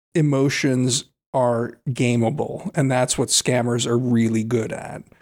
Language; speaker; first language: English; native; English